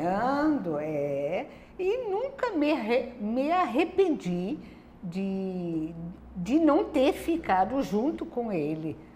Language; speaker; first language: Portuguese; non-native, local second language; German